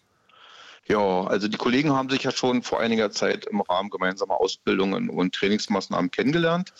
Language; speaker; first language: German; native; German